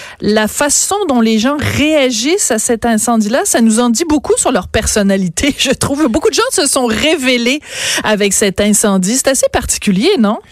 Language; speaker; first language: French; native; French